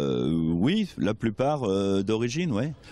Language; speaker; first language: French; native; French